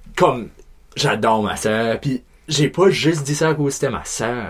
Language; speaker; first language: French; native; French